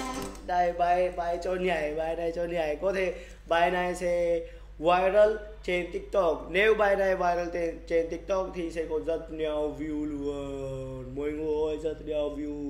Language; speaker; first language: Vietnamese; non-native, learner; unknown